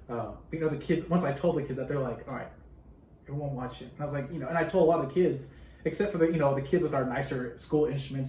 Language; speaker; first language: English; native; English